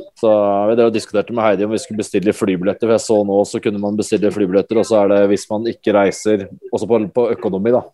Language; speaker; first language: Norwegian; native; Norwegian